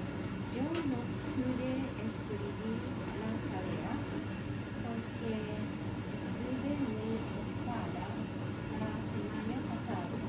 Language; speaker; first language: Spanish; non-native, learner; Japanese